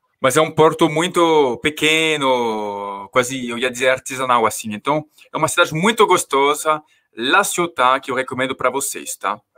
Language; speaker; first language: Portuguese; non-native, fluent; French